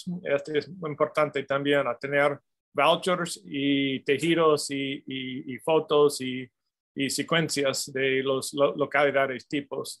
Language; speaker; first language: Spanish; non-native, fluent; English